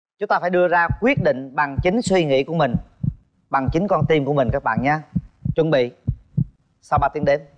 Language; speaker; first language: Vietnamese; native; Vietnamese